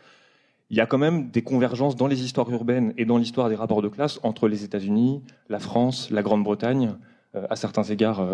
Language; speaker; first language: French; native; French